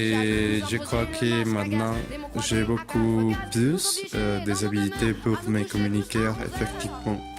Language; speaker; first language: French; non-native, fluent; Spanish